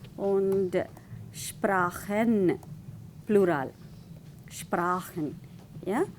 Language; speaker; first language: German; non-native, fluent; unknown